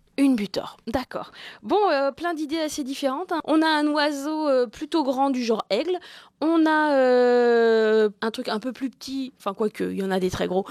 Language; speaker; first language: French; native; French